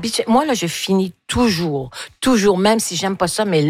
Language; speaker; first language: French; native; French